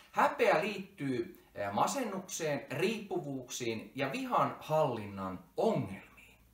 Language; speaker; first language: Finnish; native; Finnish